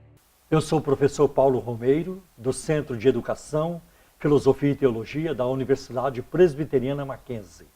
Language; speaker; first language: Portuguese; native; Portuguese